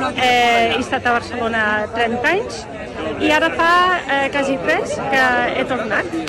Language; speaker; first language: Catalan; early bilingual, heritage; Catalan